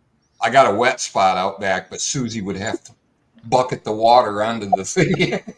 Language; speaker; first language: English; native; English